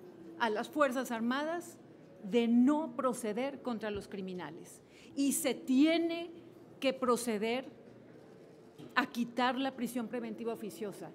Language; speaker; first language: Spanish; native; Spanish